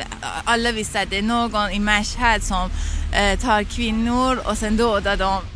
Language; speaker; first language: Swedish; non-native, fluent; Persian